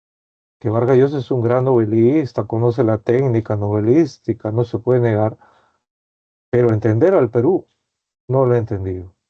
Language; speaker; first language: Spanish; native; Spanish